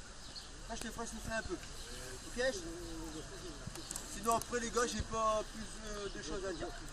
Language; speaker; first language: French; native; French